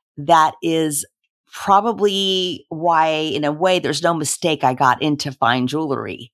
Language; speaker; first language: English; native; English